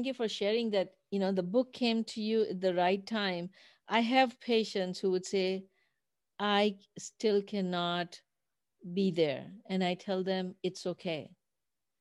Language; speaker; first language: English; non-native, local second language; Urdu